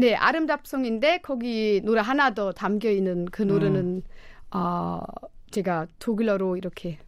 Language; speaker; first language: Korean; non-native, fluent; German